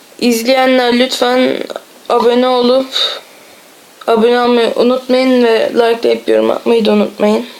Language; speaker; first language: Turkish; native; Turkish